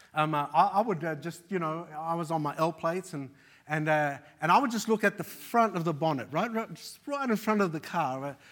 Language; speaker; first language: English; early bilingual, other home language; Arabic